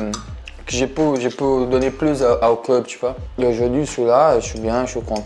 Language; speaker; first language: French; non-native, learner; Portuguese